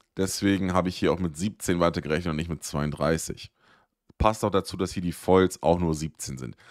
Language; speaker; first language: German; native; German